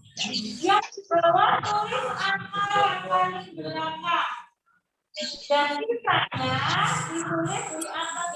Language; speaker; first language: Indonesian; native; Indonesian